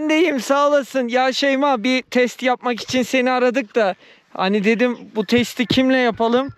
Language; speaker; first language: Turkish; native; Turkish